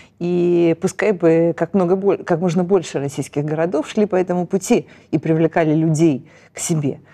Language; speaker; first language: Russian; native; Russian